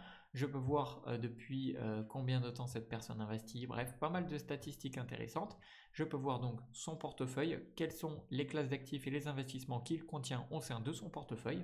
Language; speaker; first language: French; native; French